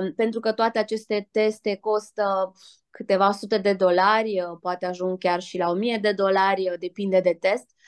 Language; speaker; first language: Romanian; native; Romanian